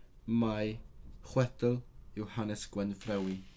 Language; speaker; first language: Welsh; non-native, learner; Cantonese